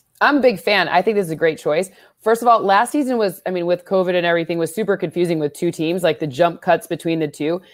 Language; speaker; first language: English; native; English